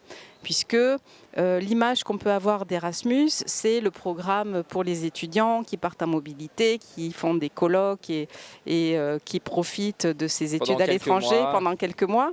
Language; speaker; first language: French; native; French